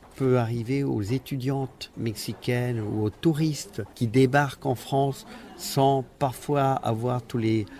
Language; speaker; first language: French; non-native, fluent; Spanish